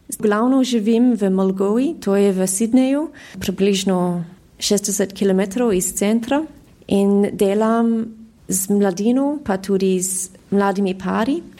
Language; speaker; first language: Slovenian; early bilingual, heritage; Slovenian